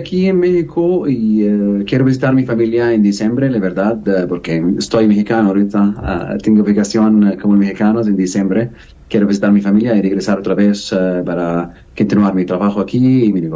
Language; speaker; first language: Spanish; non-native, learner; Arabic